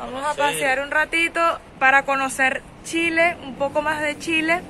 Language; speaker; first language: Spanish; native; Spanish